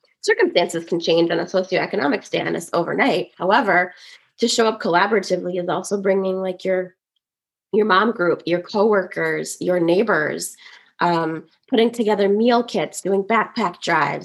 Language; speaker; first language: English; native; English